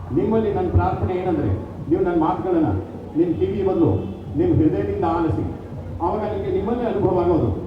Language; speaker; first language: Kannada; non-native, local second language; Hindi